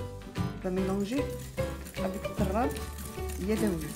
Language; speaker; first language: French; non-native, local second language; Arabic